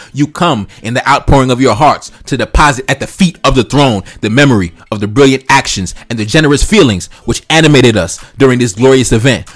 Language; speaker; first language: English; early bilingual, other home language; Haitian Creole